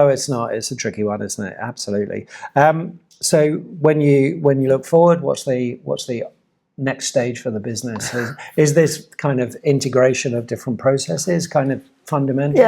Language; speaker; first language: English; native; English